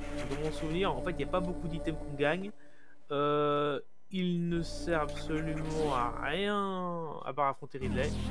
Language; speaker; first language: French; native; French